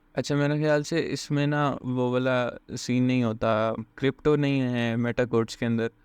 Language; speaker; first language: Hindi; native; Hindi